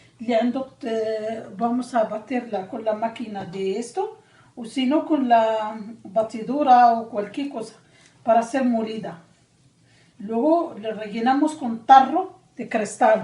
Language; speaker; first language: Spanish; non-native, learner; Arabic